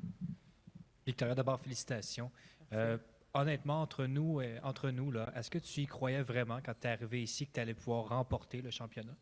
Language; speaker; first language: French; native; French